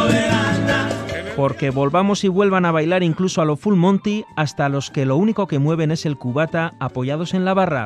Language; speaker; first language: Spanish; native; Spanish